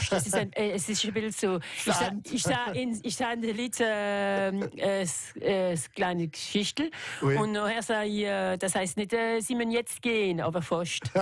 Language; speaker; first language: German; non-native, local second language; French